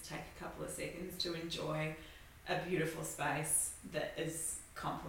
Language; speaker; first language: English; native; English